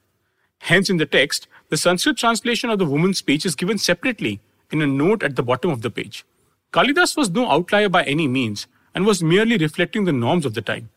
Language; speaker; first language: English; non-native, local second language; Hindi